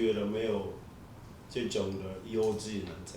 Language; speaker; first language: Chinese; non-native, fluent; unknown